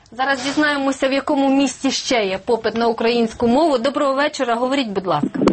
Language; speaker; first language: Ukrainian; native; Ukrainian